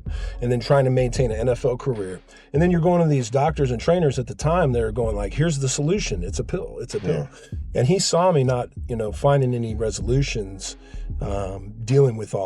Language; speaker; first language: English; native; English